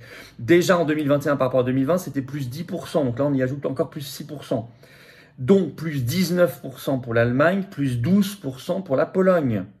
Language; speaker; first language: French; native; French